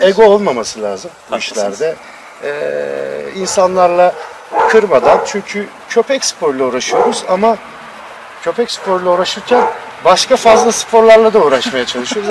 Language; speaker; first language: Turkish; native; Turkish